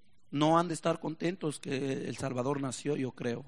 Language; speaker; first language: Spanish; native; Spanish